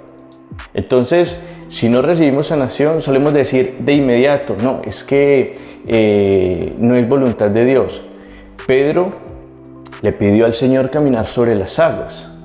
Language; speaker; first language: Spanish; native; Spanish